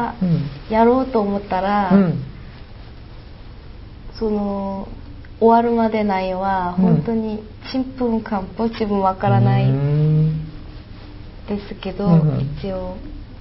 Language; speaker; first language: Japanese; non-native, fluent; Korean